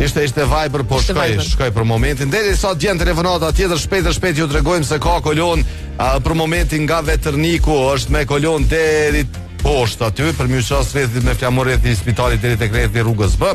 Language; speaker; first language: Albanian; native; Albanian